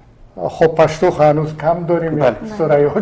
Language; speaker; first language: Persian; native; Persian